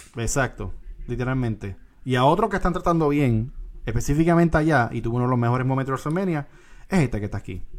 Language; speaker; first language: Spanish; native; Spanish